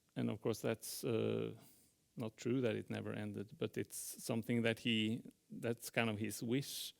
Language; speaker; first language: English; non-native, fluent; Norwegian